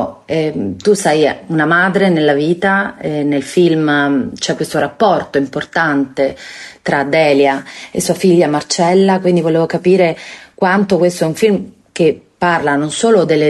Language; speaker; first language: Italian; native; Italian